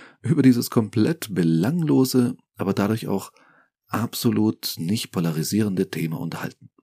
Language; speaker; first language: German; native; German